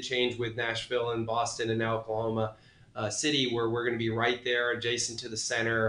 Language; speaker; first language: English; native; English